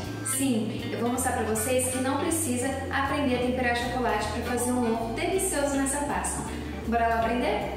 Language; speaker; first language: Portuguese; native; Portuguese